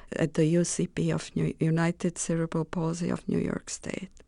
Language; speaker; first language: English; non-native, fluent; Romanian